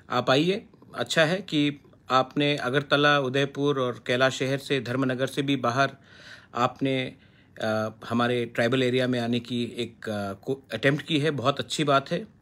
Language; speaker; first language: Hindi; non-native, local second language; Kok Borok